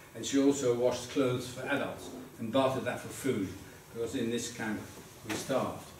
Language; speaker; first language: English; early bilingual, other home language; Dutch